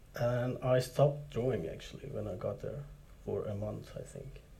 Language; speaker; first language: English; non-native, fluent; Persian